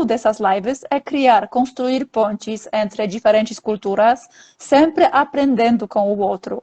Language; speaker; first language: Portuguese; non-native, fluent; Polish